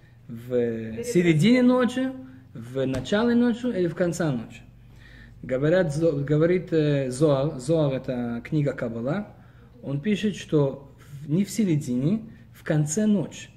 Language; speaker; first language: Russian; early bilingual, heritage; Russian